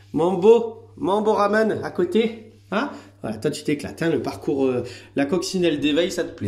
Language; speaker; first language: French; native; French